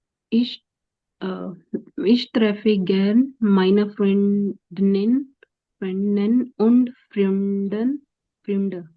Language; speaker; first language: German; non-native, learner; Hindi